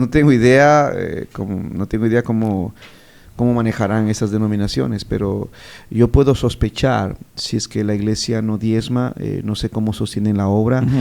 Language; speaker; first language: Spanish; native; Spanish